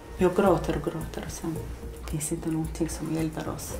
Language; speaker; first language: Swedish; non-native, learner; Arabic